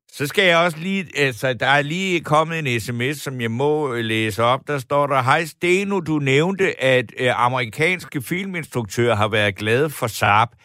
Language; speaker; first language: Danish; native; Danish